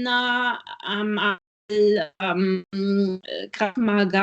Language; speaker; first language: Arabic; non-native, learner; German